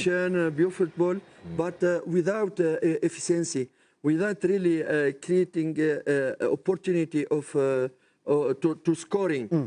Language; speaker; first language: English; non-native, learner; French